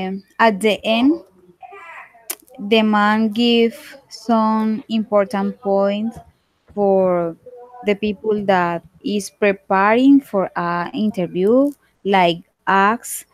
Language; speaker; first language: English; non-native, learner; Spanish